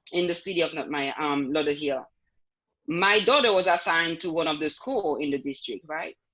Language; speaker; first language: English; non-native, fluent; Haitian Creole